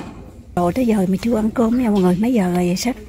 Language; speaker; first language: Vietnamese; native; Vietnamese